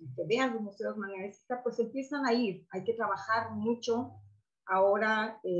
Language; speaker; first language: Spanish; native; Spanish